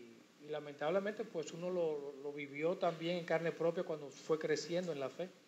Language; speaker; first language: Spanish; native; Spanish